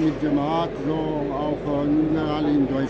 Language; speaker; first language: German; non-native, learner; Albanian